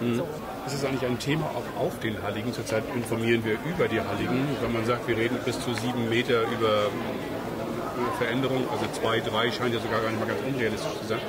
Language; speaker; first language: German; native; German